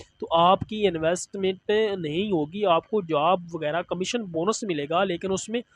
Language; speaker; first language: Urdu; non-native, local second language; Punjabi